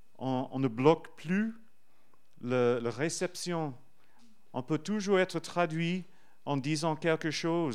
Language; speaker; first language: French; non-native, fluent; English